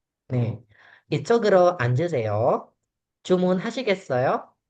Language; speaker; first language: Korean; non-native, fluent; Indonesian